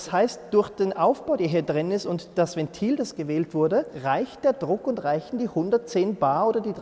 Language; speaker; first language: German; native; German